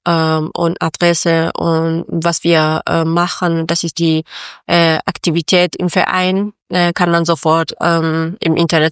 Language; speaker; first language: German; non-native, learner; Persian